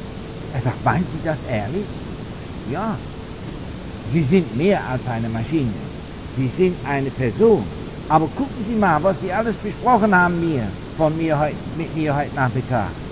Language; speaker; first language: German; non-native, fluent; English